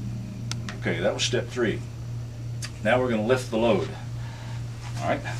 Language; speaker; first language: English; native; English